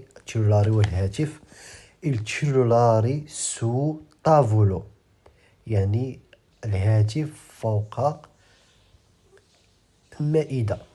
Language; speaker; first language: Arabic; native; Arabic